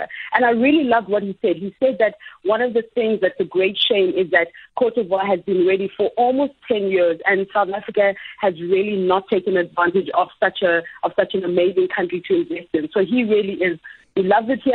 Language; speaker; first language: English; non-native, local second language; Ganda